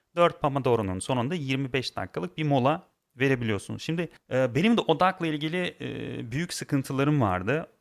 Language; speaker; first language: Turkish; non-native, fluent; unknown